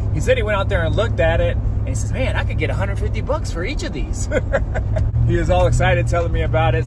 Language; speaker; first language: English; native; English